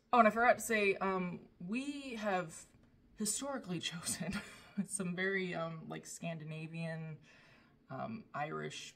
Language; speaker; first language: English; native; English